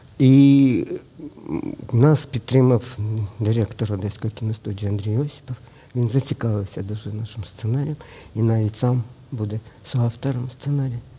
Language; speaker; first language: Ukrainian; non-native, local second language; Russian